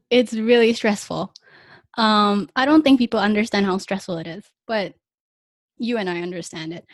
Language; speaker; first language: English; non-native, local second language; Chinese